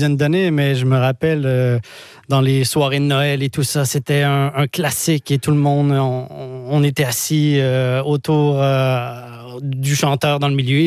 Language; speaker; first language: French; native; French